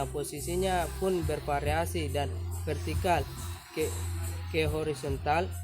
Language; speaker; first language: Indonesian; native; Indonesian